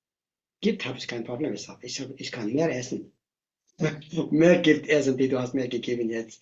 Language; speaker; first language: German; non-native, learner; Tibetan